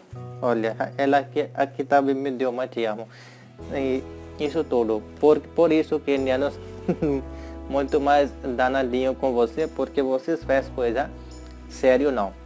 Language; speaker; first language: Portuguese; non-native, learner; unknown